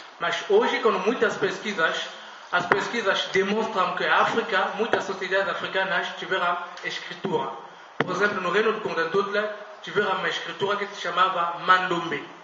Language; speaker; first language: Portuguese; non-native, fluent; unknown